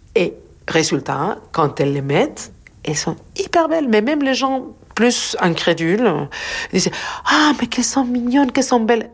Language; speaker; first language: French; non-native, fluent; Spanish